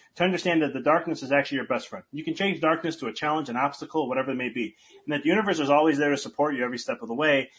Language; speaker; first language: English; native; English